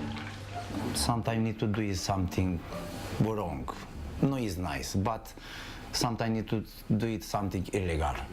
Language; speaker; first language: English; non-native, learner; Romanian